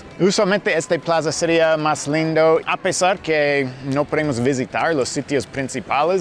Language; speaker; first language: Spanish; non-native, fluent; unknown